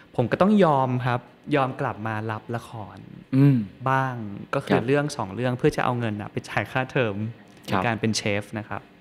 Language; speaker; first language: Thai; native; Thai